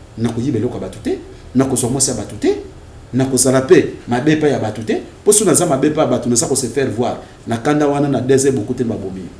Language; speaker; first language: Lingala; native; Lingala